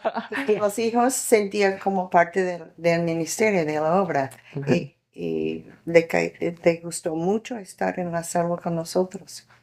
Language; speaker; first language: Spanish; non-native, fluent; English